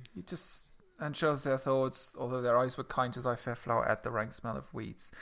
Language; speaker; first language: English; non-native, fluent; Luxembourgish